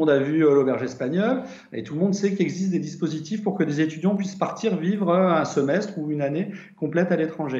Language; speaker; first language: French; native; French